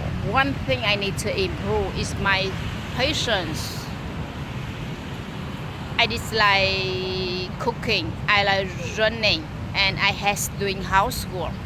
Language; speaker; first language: English; non-native, learner; Vietnamese